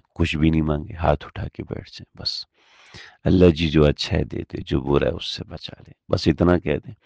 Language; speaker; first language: Urdu; native; Urdu